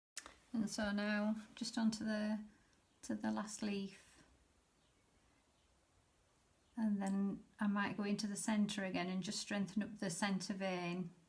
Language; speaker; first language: English; native; English